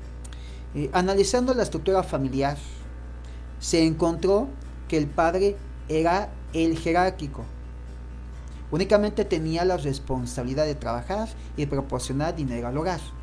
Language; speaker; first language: Spanish; native; Spanish